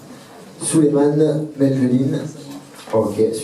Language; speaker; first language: English; non-native, learner; French